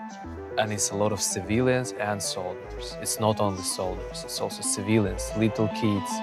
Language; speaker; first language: English; non-native, fluent; Ukrainian